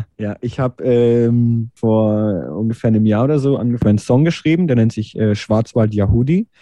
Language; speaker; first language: German; native; German